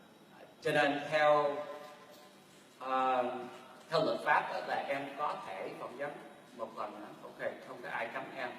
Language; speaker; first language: Vietnamese; early bilingual, heritage; Vietnamese